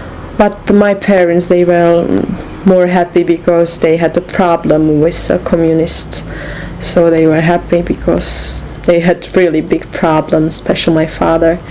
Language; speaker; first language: English; non-native, learner; Czech